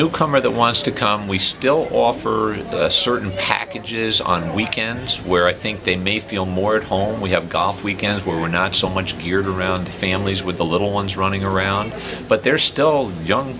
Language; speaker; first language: English; native; English